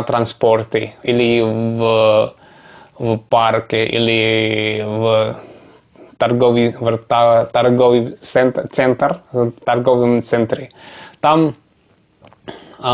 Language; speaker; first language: Russian; non-native, learner; Javanese